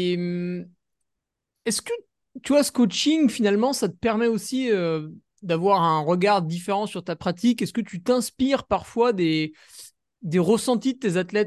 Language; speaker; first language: French; native; French